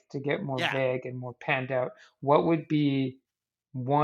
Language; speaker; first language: English; native; English